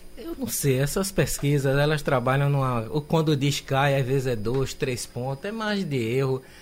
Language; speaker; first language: Portuguese; native; Portuguese